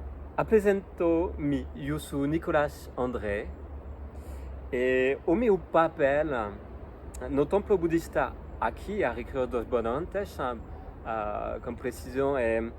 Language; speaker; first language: Portuguese; non-native, learner; French